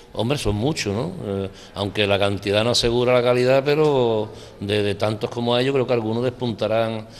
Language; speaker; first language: Spanish; native; Spanish